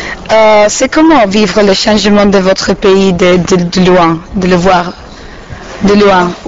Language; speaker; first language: French; non-native, learner; Italian